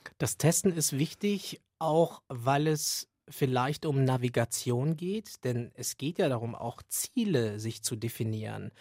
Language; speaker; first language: German; native; German